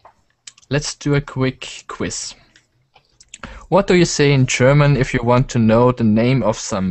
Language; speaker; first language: English; non-native, learner; German